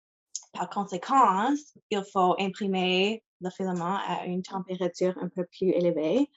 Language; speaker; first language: French; non-native, local second language; English